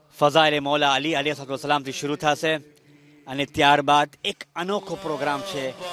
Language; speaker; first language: Gujarati; early bilingual, heritage; Gujarati